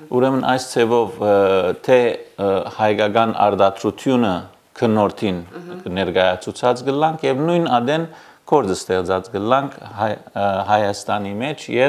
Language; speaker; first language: Armenian; early bilingual, heritage; Armenian